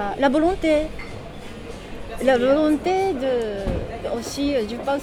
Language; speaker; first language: French; non-native, learner; Japanese